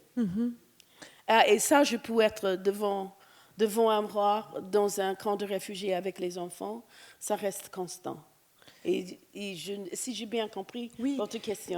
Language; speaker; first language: French; non-native, fluent; English